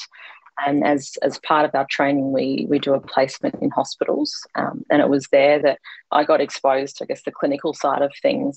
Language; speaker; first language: English; native; English